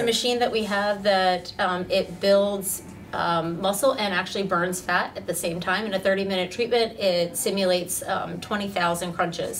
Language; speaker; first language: English; native; English